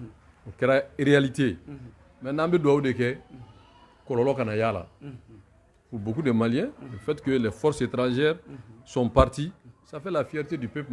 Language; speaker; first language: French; non-native, local second language; Bambara